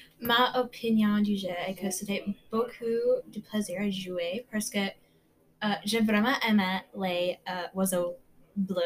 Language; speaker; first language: French; non-native, learner; English